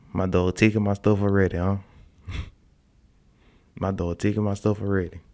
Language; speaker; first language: English; native; English